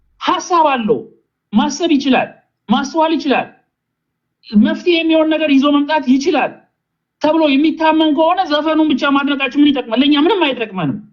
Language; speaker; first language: Amharic; native; Amharic